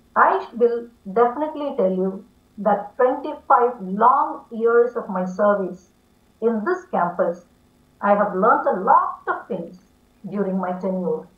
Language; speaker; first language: English; non-native, local second language; Tamil